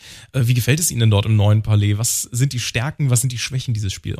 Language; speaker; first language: German; native; German